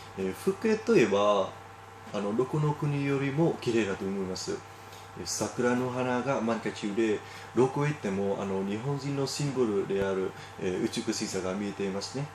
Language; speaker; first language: Japanese; non-native, learner; Vietnamese